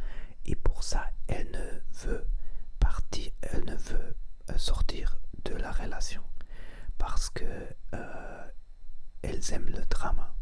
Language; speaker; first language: French; non-native, learner; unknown